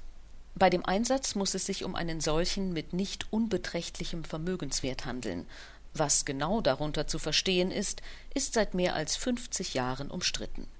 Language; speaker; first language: German; native; German